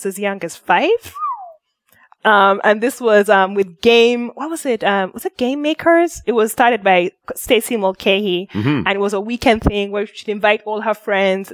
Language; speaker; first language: English; native; English